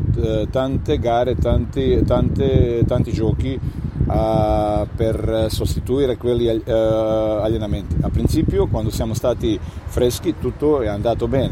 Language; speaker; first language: Italian; non-native, fluent; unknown